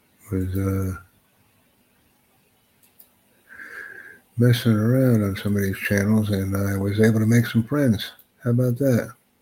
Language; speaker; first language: English; native; English